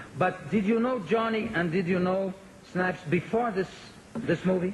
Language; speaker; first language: English; non-native, fluent; Portuguese